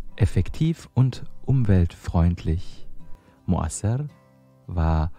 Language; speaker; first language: German; non-native, fluent; Persian